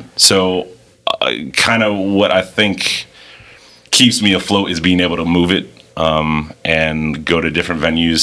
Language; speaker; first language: English; native; English